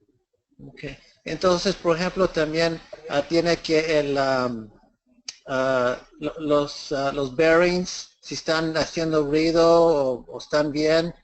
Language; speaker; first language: Spanish; early bilingual, heritage; English